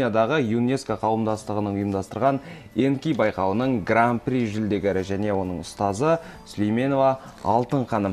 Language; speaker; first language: Kazakh; native; Kazakh